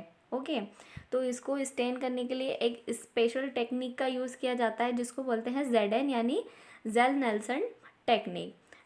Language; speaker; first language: Hindi; native; Hindi